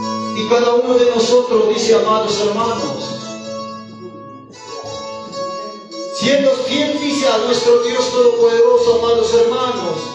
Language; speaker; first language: Spanish; non-native, local second language; Quechua